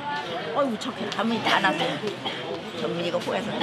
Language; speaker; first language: Korean; native; Korean